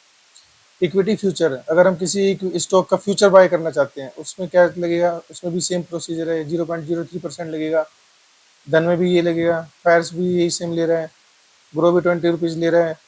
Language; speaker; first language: Hindi; native; Hindi